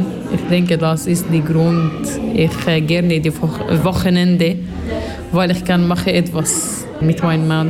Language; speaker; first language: German; non-native, learner; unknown